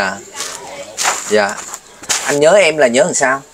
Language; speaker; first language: Vietnamese; native; Vietnamese